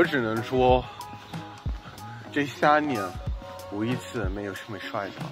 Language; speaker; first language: Chinese; non-native, fluent; English